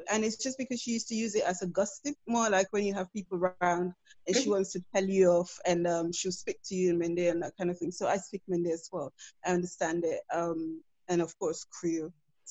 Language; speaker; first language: English; non-native, local second language; Krio